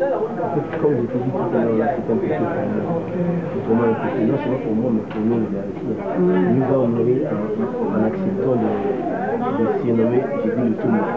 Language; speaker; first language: French; non-native, local second language; Lingala